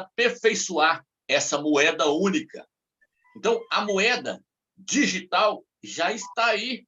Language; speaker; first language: Portuguese; native; Portuguese